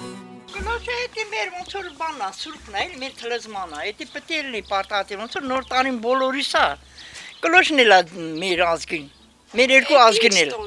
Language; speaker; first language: Armenian; non-native, local second language; Kurdish